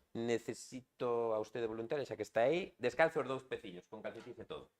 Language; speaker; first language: Spanish; native; Spanish